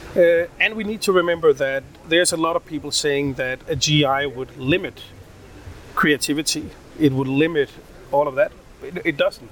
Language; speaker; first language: English; non-native, fluent; Danish